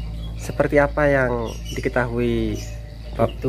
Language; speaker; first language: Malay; non-native, local second language; Javanese